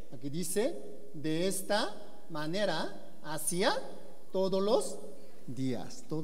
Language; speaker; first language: Spanish; non-native, learner; Korean